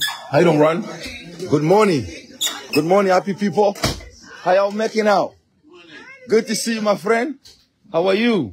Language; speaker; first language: English; non-native, fluent; Bambara